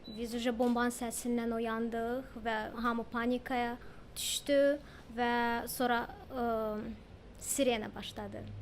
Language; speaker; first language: Azerbaijani; early bilingual, heritage; Azerbaijani